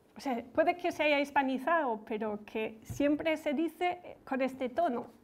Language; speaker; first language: Spanish; non-native, fluent; German